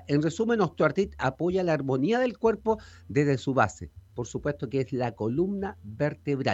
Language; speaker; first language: Spanish; native; Spanish